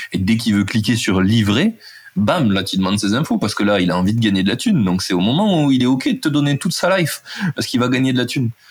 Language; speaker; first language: French; native; French